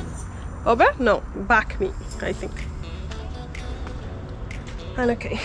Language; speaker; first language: English; non-native, learner; Spanish